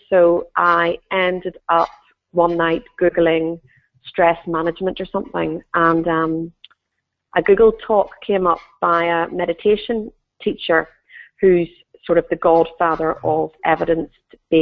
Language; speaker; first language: English; native; English